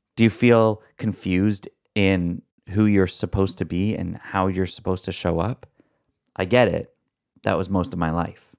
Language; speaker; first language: English; native; English